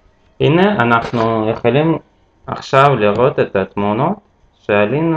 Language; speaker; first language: Hebrew; non-native, fluent; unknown